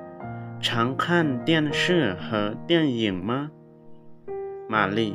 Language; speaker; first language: Chinese; non-native, fluent; Lao